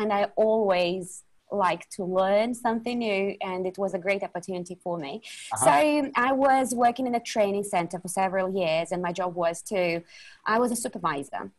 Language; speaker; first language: English; non-native, fluent; Russian